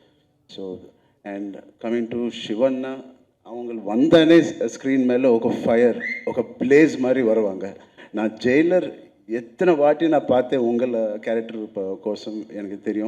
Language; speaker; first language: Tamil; non-native, local second language; Telugu